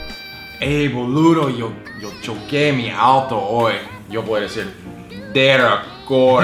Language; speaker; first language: Spanish; non-native, fluent; English